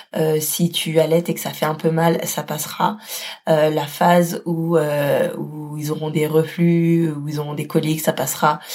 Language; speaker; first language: French; native; French